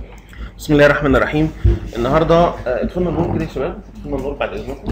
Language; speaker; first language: Arabic; native; Arabic